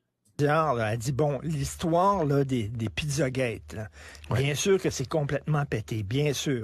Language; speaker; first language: French; native; French